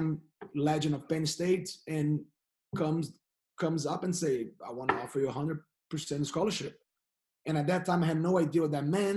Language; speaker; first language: English; non-native, fluent; Portuguese